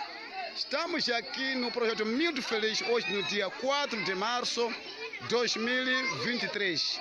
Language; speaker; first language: Portuguese; non-native, fluent; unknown